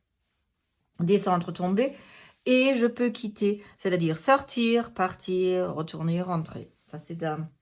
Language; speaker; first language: French; non-native, fluent; German